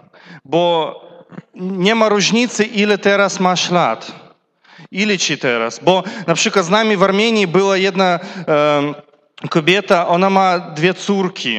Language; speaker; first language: Polish; non-native, learner; Russian